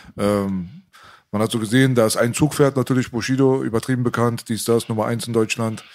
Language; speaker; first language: German; early bilingual, other home language; Persian